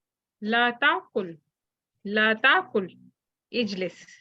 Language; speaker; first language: Arabic; non-native, learner; Urdu